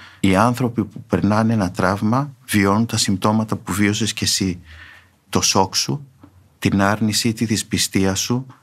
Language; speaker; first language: Greek; native; Greek